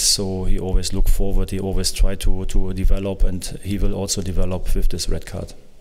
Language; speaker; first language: English; non-native, fluent; German